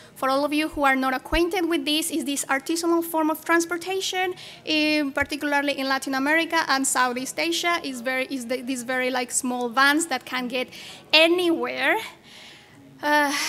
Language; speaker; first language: English; non-native, fluent; Spanish